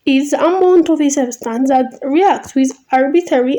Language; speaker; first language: English; non-native, local second language; Amharic